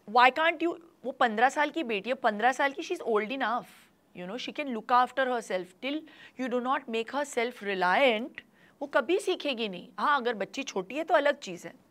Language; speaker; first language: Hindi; non-native, local second language; Tulu